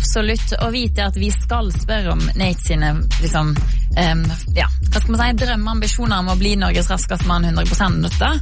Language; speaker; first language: Norwegian; native; Norwegian